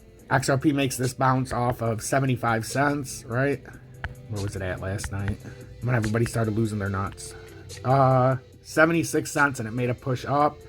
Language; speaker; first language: English; native; English